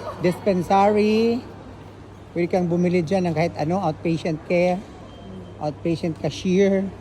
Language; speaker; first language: Filipino; native; Filipino